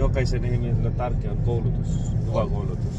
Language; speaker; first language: Finnish; non-native, learner; Bangla